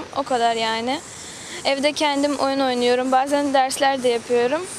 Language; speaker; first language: Turkish; early bilingual, other home language; Russian